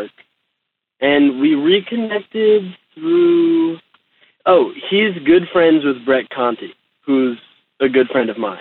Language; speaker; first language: English; native; English